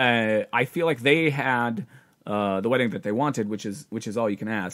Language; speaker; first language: English; native; English